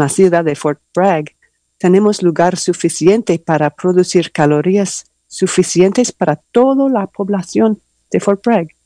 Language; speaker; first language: Spanish; non-native, learner; English